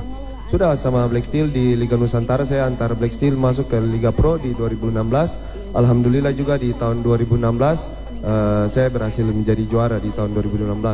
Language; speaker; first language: Indonesian; native; Indonesian